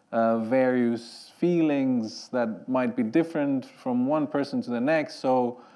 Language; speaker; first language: English; non-native, fluent; Greek